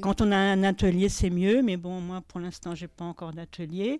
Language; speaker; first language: French; non-native, fluent; Portuguese